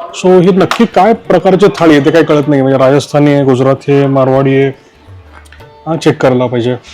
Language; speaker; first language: Marathi; native; Marathi